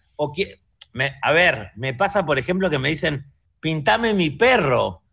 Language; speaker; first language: Spanish; native; Spanish